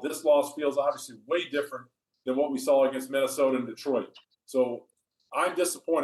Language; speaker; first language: English; native; English